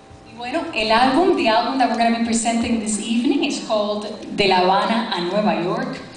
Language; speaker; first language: English; non-native, fluent; Spanish